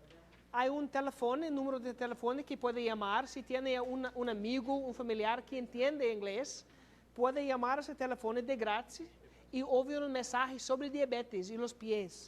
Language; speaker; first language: Spanish; non-native, learner; English